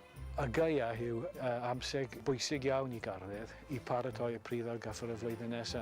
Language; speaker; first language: Welsh; non-native, local second language; English